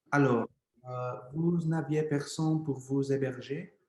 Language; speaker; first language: French; non-native, learner; English